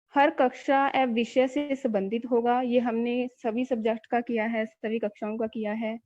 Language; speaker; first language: Hindi; non-native, local second language; Punjabi